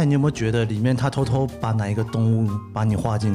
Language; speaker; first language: Chinese; native; Chinese